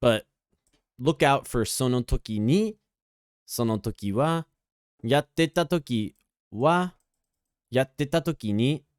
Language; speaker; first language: Japanese; non-native, fluent; English